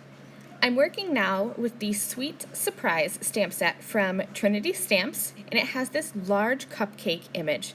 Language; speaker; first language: English; native; English